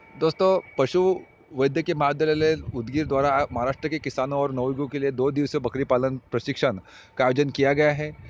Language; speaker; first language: Hindi; non-native, local second language; Marathi